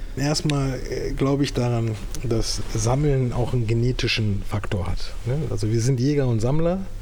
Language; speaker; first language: German; early bilingual, other home language; Turkish